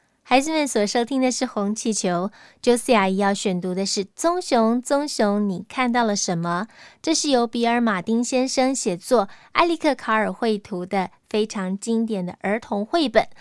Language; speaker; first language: Chinese; native; Chinese